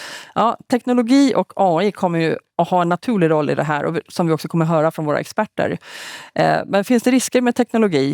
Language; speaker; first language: Swedish; native; Swedish